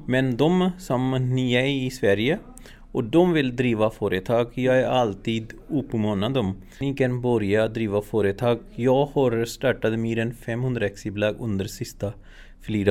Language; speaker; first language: Swedish; non-native, fluent; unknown